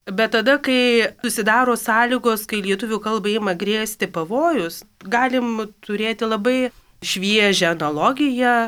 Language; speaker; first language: Lithuanian; native; Lithuanian